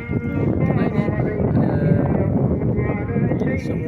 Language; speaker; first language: Indonesian; non-native, fluent; French